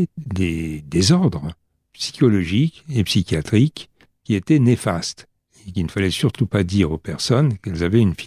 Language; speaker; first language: French; native; French